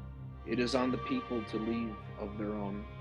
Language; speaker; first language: English; native; English